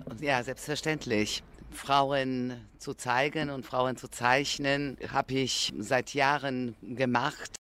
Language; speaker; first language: German; non-native, fluent; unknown